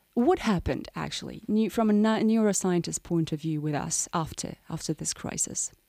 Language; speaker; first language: English; non-native, fluent; Romanian